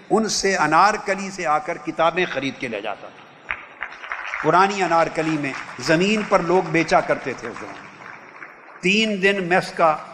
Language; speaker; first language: Urdu; non-native, local second language; Punjabi